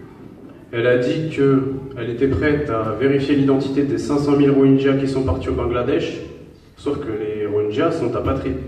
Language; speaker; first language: French; native; French